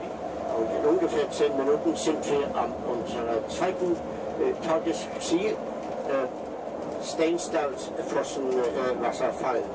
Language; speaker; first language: German; non-native, fluent; Norwegian